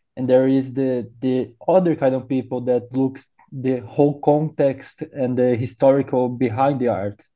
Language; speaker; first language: English; non-native, learner; Portuguese